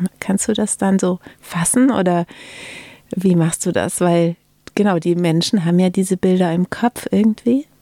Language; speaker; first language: German; native; German